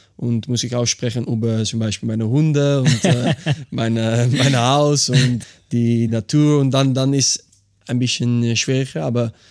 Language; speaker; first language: German; non-native, learner; Dutch